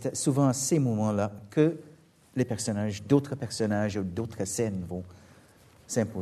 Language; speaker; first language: French; non-native, fluent; English